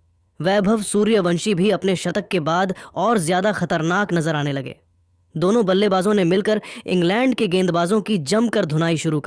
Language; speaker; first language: Hindi; native; Hindi